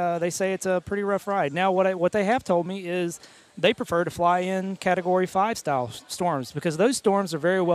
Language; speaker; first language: English; native; English